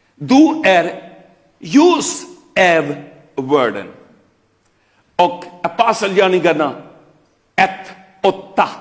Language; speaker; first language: Swedish; non-native, fluent; Urdu